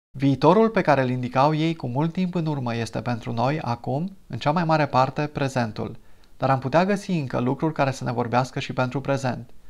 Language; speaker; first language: Romanian; non-native, fluent; English